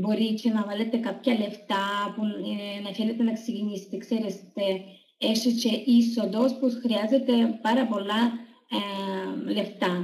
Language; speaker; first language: Greek; non-native, learner; Russian